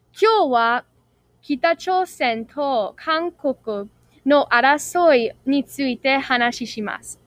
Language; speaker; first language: Japanese; non-native, learner; English